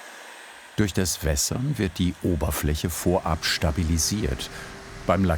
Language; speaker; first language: German; native; German